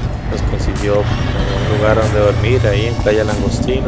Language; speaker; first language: Spanish; native; Spanish